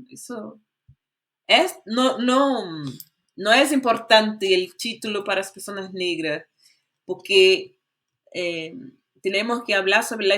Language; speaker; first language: Spanish; non-native, fluent; Portuguese